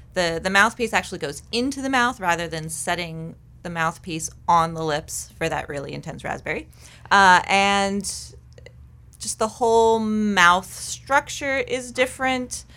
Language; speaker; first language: English; native; English